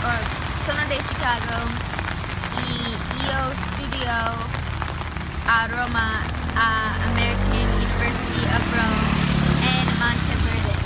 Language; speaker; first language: Italian; non-native, learner; English